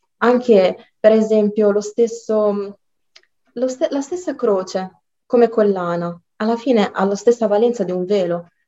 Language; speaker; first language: Italian; early bilingual, other home language; Arabic